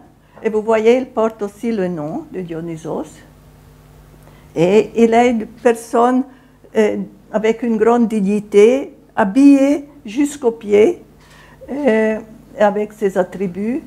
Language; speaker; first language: French; non-native, fluent; Italian